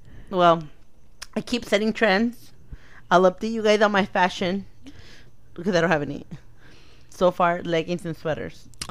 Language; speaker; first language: English; early bilingual, other home language; Spanish